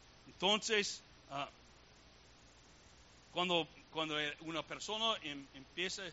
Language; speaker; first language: Spanish; non-native, learner; English